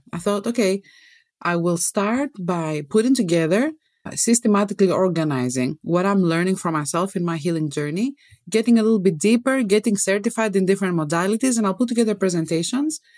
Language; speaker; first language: English; non-native, fluent; Greek